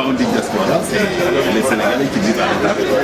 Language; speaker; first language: French; non-native, local second language; Wolof